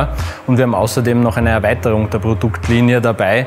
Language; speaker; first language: German; native; German